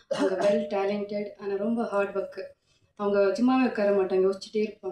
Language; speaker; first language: Tamil; non-native, fluent; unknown